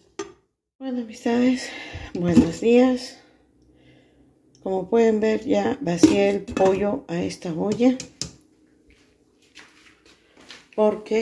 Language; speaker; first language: Spanish; native; Spanish